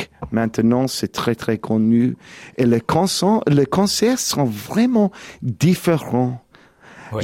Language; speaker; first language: French; non-native, learner; English